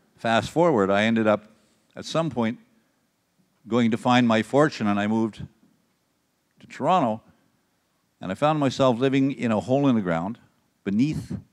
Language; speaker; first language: English; native; English